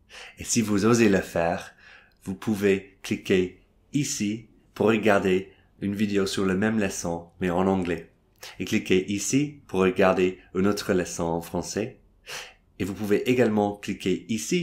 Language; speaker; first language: French; non-native, fluent; English